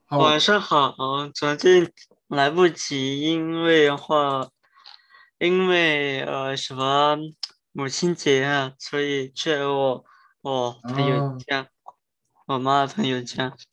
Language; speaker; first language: Chinese; early bilingual, heritage; Chinese